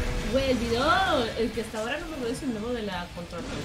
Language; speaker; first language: Spanish; native; Spanish